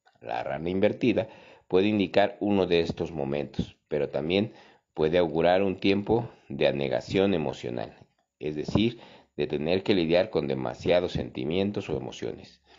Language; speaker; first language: Spanish; native; Spanish